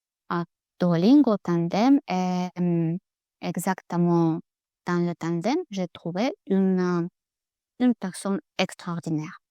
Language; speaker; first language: French; non-native, learner; Russian